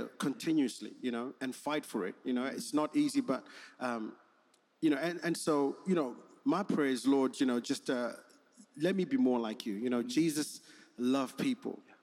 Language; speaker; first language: English; non-native, local second language; Shona